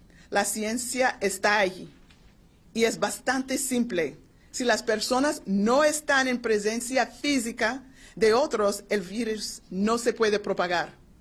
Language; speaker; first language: Spanish; non-native, learner; English